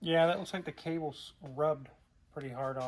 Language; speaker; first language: English; native; English